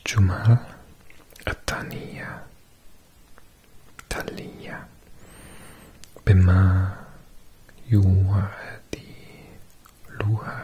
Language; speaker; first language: Arabic; non-native, learner; English